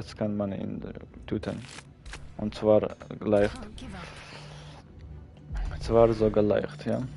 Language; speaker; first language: German; non-native, learner; Russian